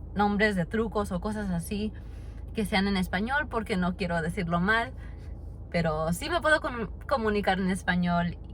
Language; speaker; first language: Spanish; early bilingual, heritage; Spanish